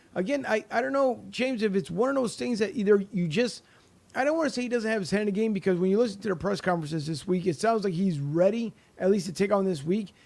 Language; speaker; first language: English; native; English